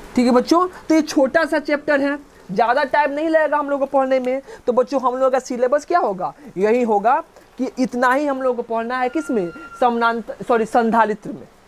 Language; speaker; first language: Hindi; native; Hindi